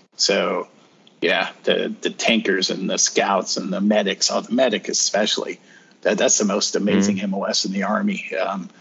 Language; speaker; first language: English; native; English